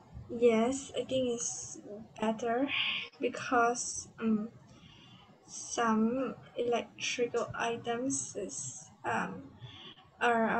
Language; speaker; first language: English; non-native, learner; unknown